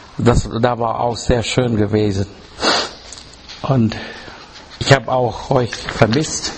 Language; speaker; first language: German; non-native, fluent; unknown